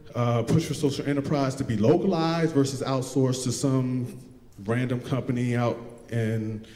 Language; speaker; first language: English; native; English